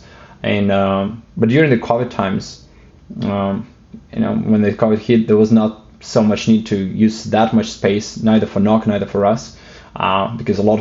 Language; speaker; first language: English; non-native, fluent; Russian